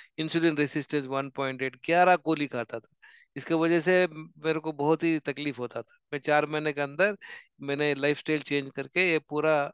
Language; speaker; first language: Hindi; non-native, local second language; Telugu